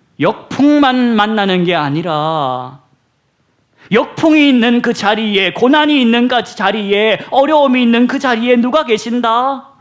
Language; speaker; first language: Korean; native; Korean